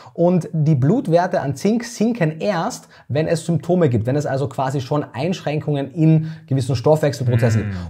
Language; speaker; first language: German; native; German